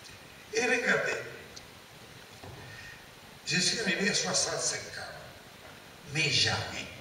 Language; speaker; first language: French; non-native, learner; Italian